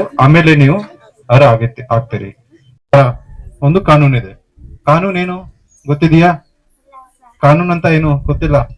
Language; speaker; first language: Kannada; non-native, fluent; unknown